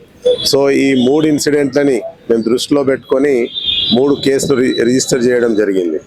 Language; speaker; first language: Telugu; native; Telugu